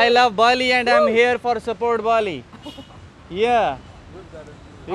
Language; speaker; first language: English; non-native, learner; Urdu